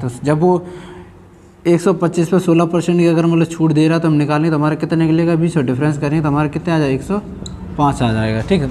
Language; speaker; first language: Hindi; native; Hindi